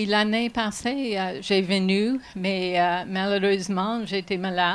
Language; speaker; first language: French; non-native, learner; English